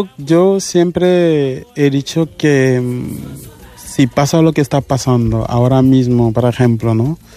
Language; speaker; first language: Spanish; non-native, fluent; Mandingo